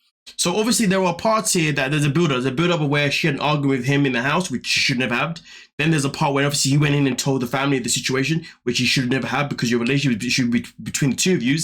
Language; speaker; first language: English; native; English